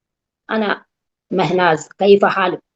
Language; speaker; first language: Arabic; non-native, learner; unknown